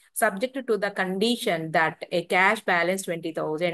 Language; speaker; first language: English; non-native, local second language; Telugu